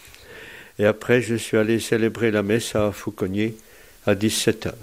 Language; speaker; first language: French; native; French